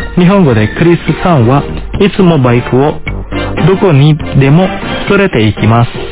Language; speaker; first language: Japanese; non-native, fluent; Indonesian